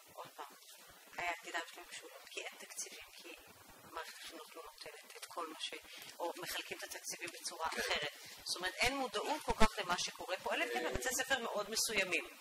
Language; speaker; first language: Hebrew; native; Hebrew